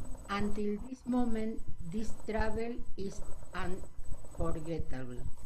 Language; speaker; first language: English; non-native, learner; Spanish